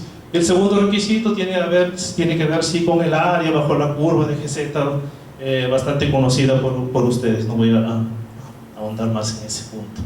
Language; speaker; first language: Spanish; non-native, fluent; Portuguese